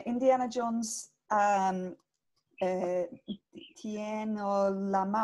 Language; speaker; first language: Spanish; non-native, learner; English